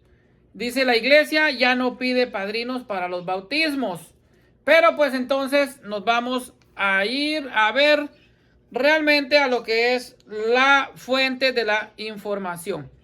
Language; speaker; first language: Spanish; native; Spanish